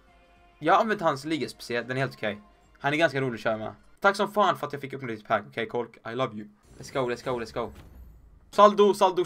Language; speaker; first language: Swedish; native; Swedish